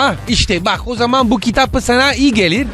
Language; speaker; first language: Turkish; non-native, learner; Italian